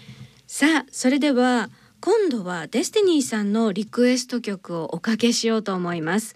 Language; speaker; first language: Japanese; native; Japanese